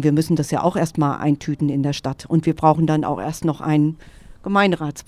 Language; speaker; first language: German; native; German